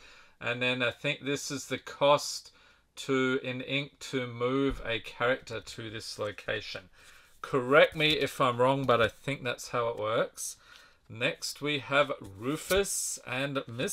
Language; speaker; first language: English; native; English